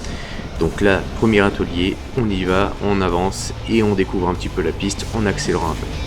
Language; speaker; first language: French; native; French